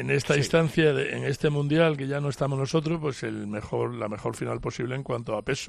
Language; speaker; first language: Spanish; native; Spanish